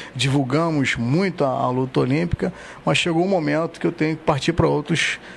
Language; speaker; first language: Portuguese; native; Portuguese